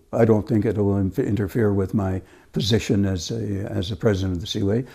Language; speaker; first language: English; native; English